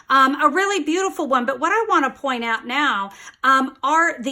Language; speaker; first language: English; native; English